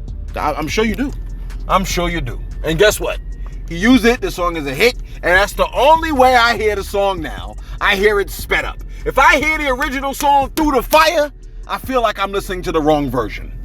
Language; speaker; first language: English; native; English